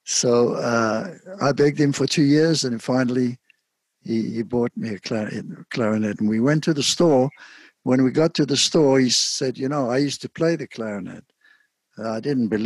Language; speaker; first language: English; native; English